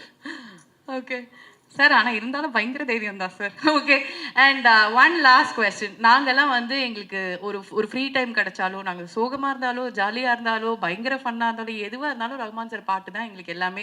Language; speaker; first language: Tamil; native; Tamil